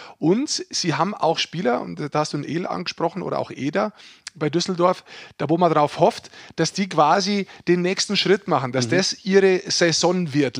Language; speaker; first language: German; native; German